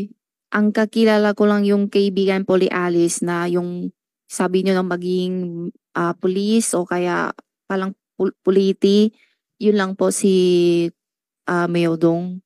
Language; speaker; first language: Filipino; non-native, learner; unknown